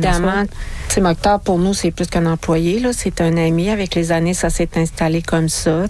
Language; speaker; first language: French; native; French